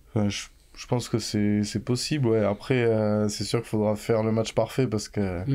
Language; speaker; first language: French; native; French